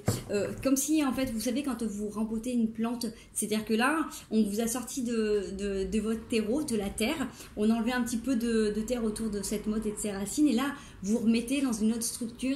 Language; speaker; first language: French; native; French